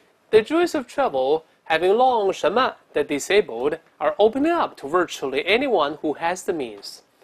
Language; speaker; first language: English; non-native, fluent; Chinese